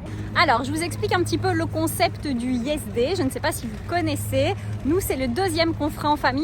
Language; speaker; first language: French; native; French